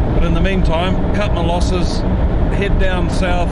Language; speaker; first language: English; native; English